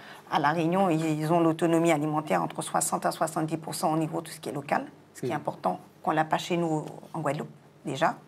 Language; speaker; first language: French; non-native, local second language; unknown